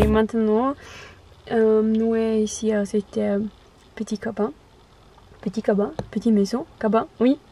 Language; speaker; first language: French; non-native, learner; Norwegian